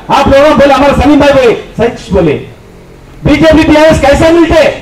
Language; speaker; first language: Hindi; non-native, local second language; Telugu